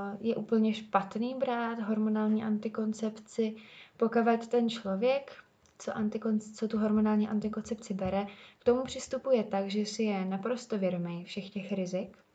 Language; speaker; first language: Czech; native; Czech